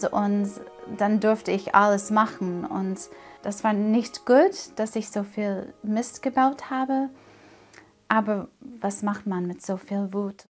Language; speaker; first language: German; non-native, fluent; English